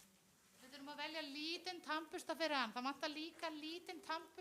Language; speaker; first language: Icelandic; non-native, learner; Spanish